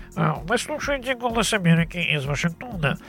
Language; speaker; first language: Russian; non-native, learner; English